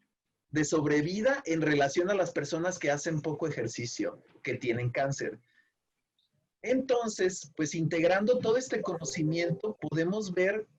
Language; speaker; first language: Spanish; native; Spanish